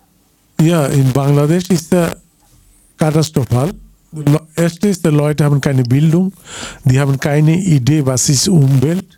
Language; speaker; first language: German; non-native, learner; Bangla